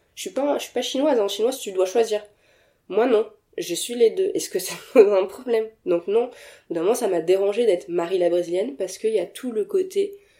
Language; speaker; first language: French; native; French